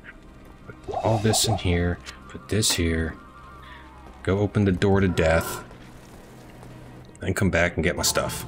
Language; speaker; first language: English; native; English